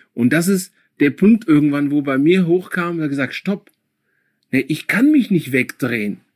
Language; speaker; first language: German; early bilingual, other home language; Akan